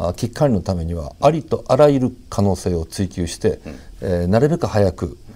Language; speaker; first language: Japanese; native; Japanese